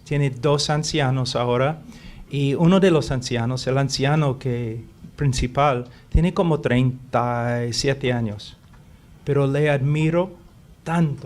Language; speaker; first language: Spanish; non-native, fluent; English